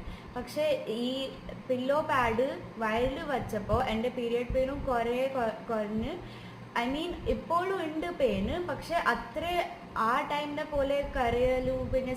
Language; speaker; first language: Malayalam; early bilingual, heritage; Malayalam